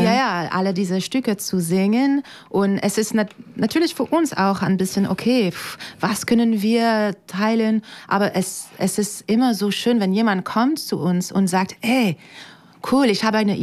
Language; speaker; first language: German; non-native, fluent; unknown